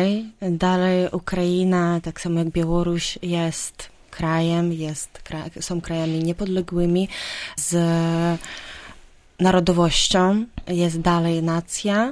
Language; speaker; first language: Polish; non-native, fluent; Ukrainian